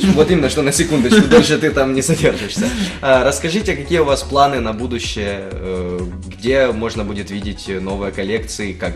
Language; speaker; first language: Russian; native; Russian